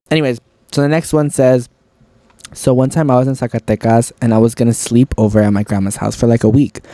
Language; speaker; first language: English; early bilingual, other home language; Spanish